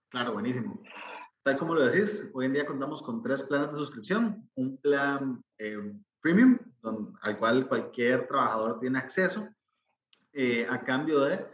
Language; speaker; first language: Spanish; native; Spanish